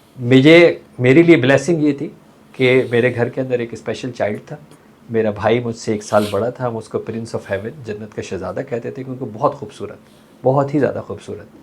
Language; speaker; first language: Urdu; native; Urdu